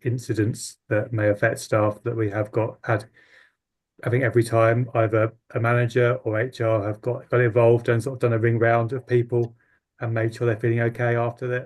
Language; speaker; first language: English; native; English